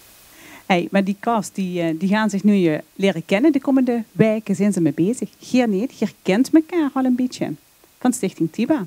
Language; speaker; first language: Dutch; native; Dutch